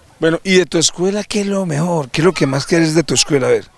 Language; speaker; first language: Spanish; native; Spanish